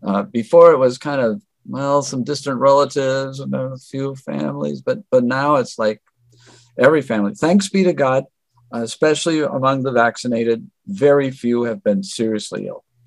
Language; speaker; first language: English; native; English